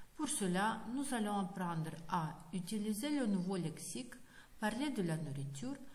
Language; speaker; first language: French; non-native, fluent; Ukrainian